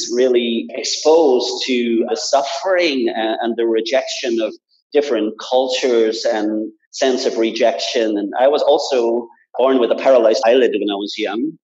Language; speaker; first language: English; native; English